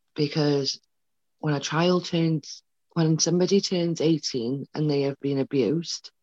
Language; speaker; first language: English; native; English